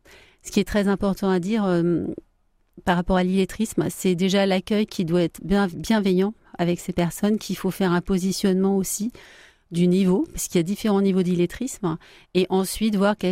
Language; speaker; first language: French; native; French